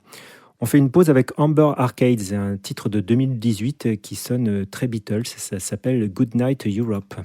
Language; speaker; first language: French; native; French